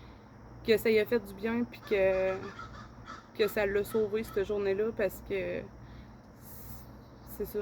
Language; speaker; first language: French; native; French